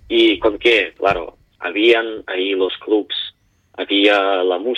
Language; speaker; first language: Spanish; non-native, learner; Ukrainian